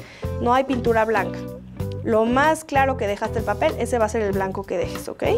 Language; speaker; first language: Spanish; native; Spanish